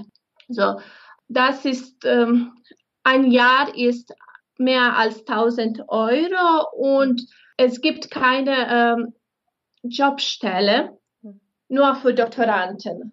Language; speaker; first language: German; non-native, fluent; Bosnian